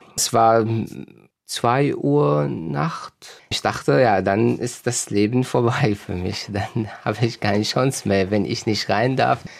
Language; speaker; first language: German; non-native, fluent; Arabic